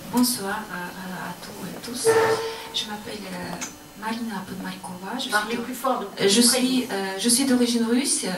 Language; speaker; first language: French; non-native, learner; Russian